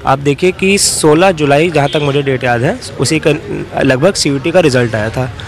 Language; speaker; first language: Hindi; native; Hindi